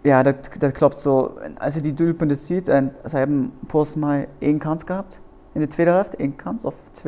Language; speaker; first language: Dutch; non-native, learner; German